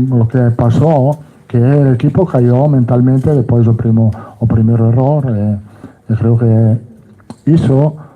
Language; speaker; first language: Portuguese; non-native, fluent; Italian